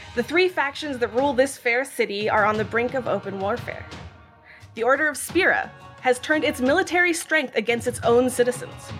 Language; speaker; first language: English; non-native, fluent; Hebrew